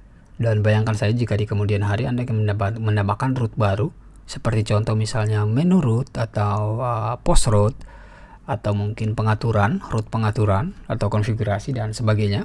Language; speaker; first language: Indonesian; native; Indonesian